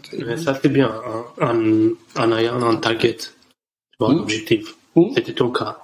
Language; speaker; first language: French; non-native, learner; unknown